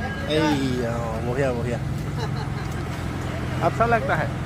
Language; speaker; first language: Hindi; non-native, local second language; Assamese